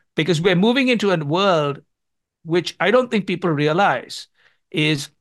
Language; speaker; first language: English; non-native, local second language; Gujarati